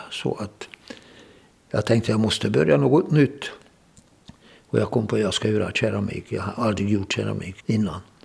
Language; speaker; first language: Swedish; non-native, fluent; Hungarian